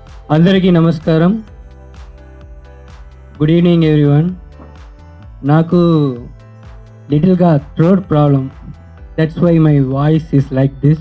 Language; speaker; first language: Telugu; non-native, learner; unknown